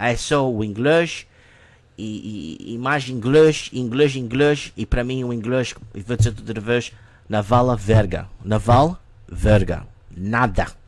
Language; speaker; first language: Portuguese; non-native, learner; English